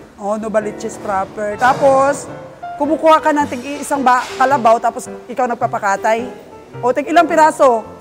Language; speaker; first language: Filipino; non-native, local second language; Cebuano